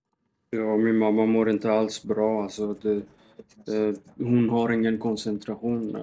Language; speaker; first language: Swedish; non-native, fluent; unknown